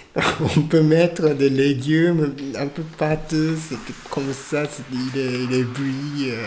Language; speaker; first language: French; non-native, fluent; Japanese